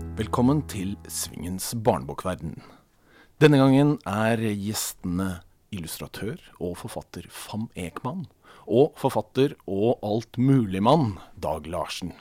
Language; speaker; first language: Norwegian; native; Norwegian